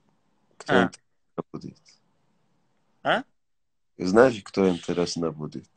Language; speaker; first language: Russian; non-native, learner; Tajik